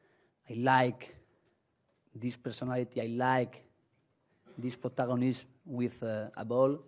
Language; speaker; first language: English; non-native, learner; Spanish